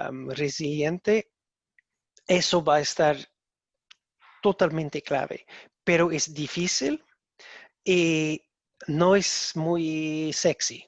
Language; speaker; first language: Spanish; non-native, learner; English